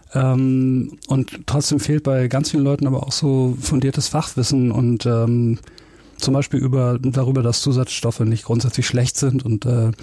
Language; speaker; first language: German; native; German